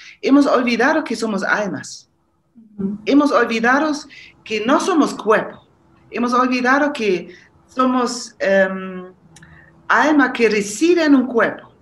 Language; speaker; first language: Spanish; non-native, fluent; German